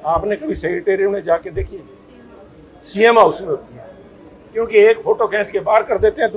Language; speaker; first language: Hindi; non-native, local second language; Punjabi